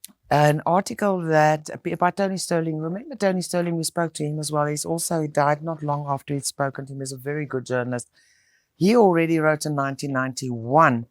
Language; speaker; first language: English; non-native, local second language; Afrikaans